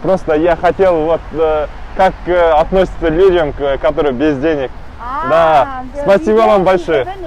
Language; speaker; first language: Russian; non-native, learner; Kazakh